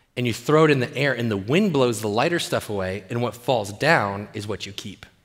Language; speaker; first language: English; native; English